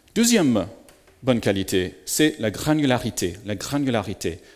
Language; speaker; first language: French; native; French